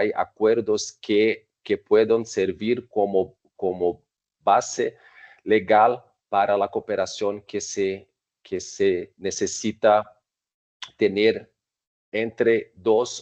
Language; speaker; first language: Spanish; non-native, fluent; Portuguese